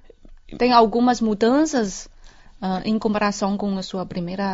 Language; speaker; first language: Portuguese; non-native, fluent; Chinese